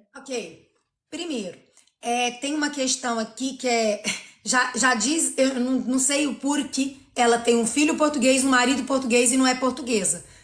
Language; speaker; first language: Portuguese; native; Portuguese